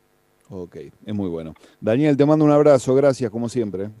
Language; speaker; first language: Spanish; native; Spanish